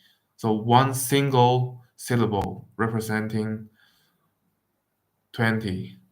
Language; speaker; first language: English; non-native, fluent; Wu Chinese